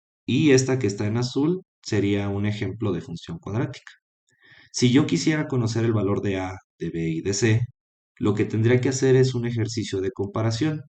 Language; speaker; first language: Spanish; native; Spanish